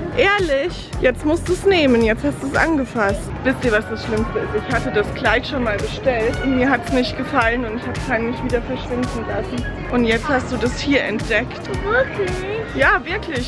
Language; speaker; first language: German; native; German